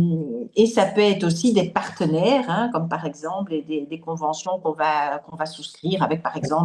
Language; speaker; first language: French; native; French